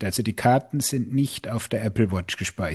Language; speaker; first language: German; native; German